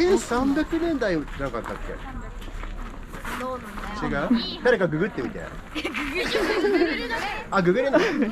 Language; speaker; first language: Japanese; early bilingual, other home language; English